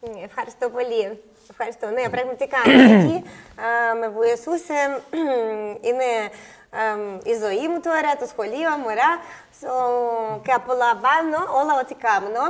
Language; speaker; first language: Greek; non-native, learner; Russian